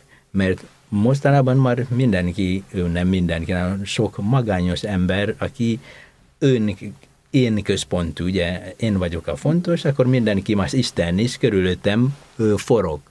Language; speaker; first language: Hungarian; non-native, fluent; Indonesian